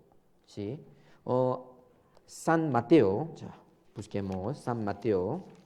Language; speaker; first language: Spanish; non-native, learner; Korean